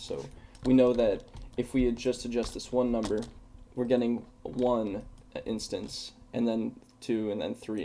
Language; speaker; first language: English; native; English